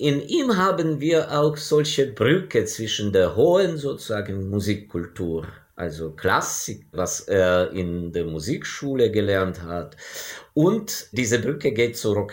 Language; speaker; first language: German; non-native, fluent; Ukrainian